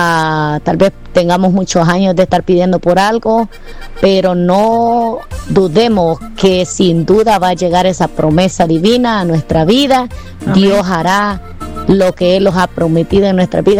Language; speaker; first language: Spanish; native; Spanish